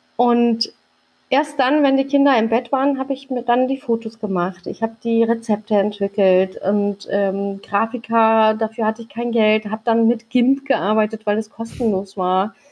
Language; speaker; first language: German; early bilingual, other home language; Turkish